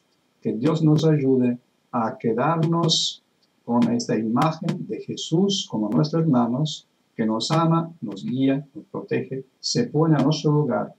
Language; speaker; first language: Spanish; non-native, fluent; Italian